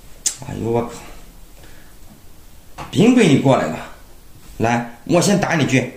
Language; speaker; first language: Chinese; native; Chinese